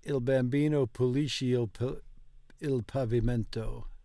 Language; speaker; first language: Italian; non-native, learner; English